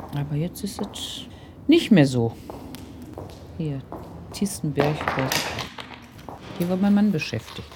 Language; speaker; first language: German; native; German